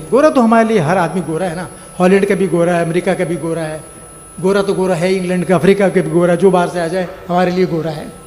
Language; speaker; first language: Urdu; native; Urdu